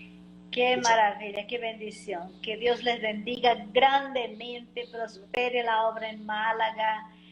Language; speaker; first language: Spanish; non-native, fluent; Portuguese